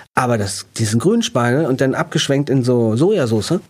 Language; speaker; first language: German; native; German